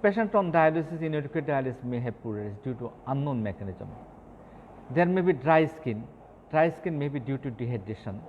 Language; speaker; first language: English; non-native, local second language; Bangla